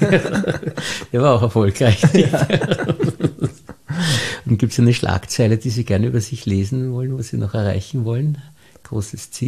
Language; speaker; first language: German; native; German